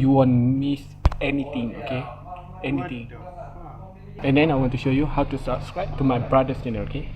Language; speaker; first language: English; non-native, local second language; Malay